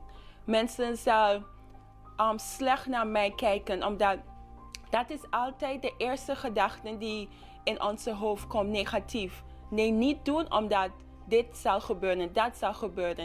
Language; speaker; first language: Dutch; non-native, local second language; English